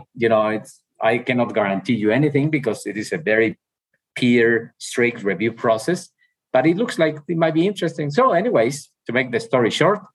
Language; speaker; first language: English; non-native, fluent; Spanish